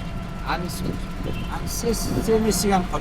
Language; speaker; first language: Korean; non-native, fluent; Nepali